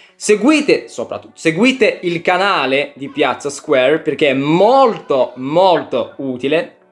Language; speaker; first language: Italian; non-native, fluent; Russian